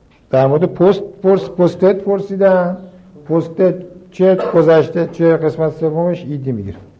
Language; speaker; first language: Persian; native; Persian